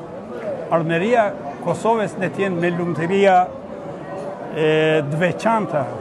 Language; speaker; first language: Albanian; early bilingual, heritage; Turkish